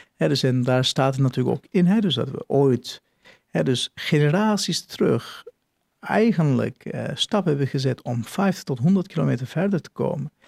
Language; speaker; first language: Dutch; non-native, fluent; Turkish